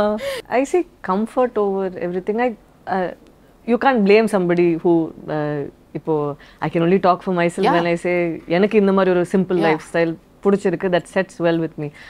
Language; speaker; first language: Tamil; non-native, local second language; Badaga